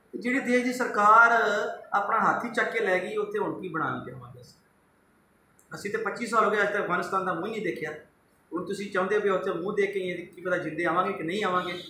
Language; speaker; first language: Punjabi; early bilingual, other home language; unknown